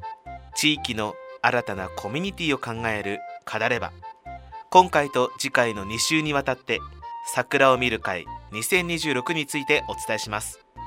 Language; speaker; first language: Japanese; native; Japanese